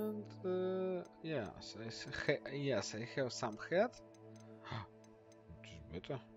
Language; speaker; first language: English; non-native, learner; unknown